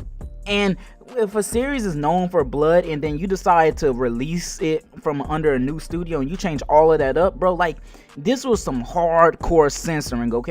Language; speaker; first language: English; native; English